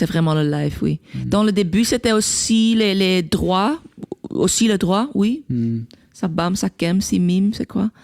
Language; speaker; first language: French; non-native, local second language; Dutch